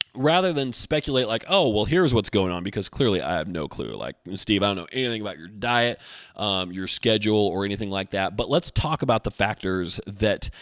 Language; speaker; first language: English; native; English